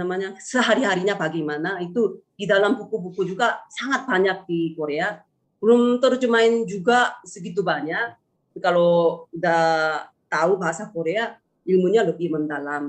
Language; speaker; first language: Indonesian; non-native, fluent; Korean